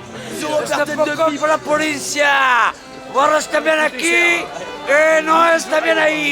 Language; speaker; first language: Spanish; non-native, learner; French